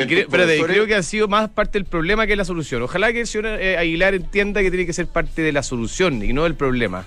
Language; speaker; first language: Spanish; native; Spanish